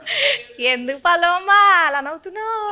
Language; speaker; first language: Telugu; native; Telugu